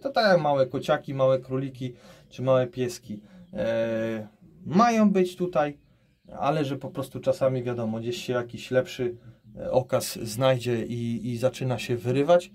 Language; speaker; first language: Polish; native; Polish